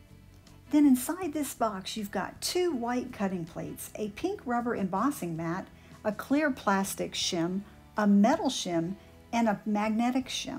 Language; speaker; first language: English; native; English